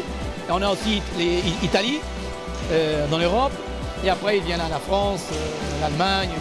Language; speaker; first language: French; non-native, learner; Portuguese